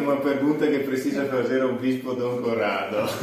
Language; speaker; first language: Portuguese; non-native, fluent; Italian